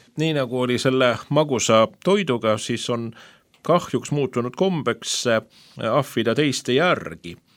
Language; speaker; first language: Estonian; non-native, fluent; Swedish